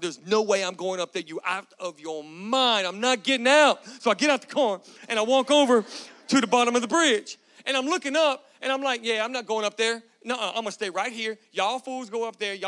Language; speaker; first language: English; native; English